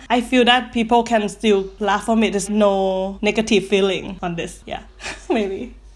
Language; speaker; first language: English; non-native, learner; Thai